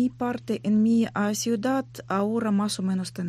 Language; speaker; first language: Spanish; non-native, learner; Ukrainian